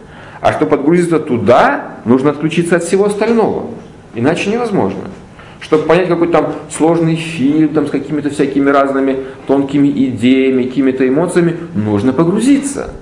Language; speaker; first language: Russian; native; Russian